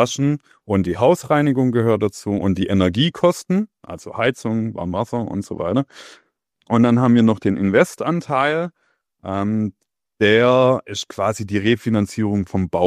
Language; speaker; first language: German; native; German